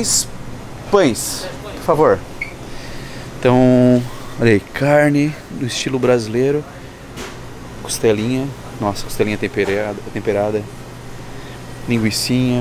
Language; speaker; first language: Portuguese; native; Portuguese